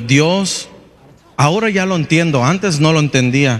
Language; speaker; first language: Spanish; early bilingual, heritage; Spanish